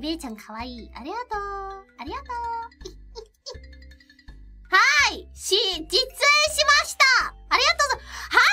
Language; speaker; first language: Japanese; non-native, fluent; English